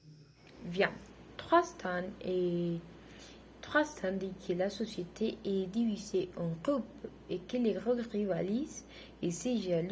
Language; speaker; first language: French; non-native, learner; Spanish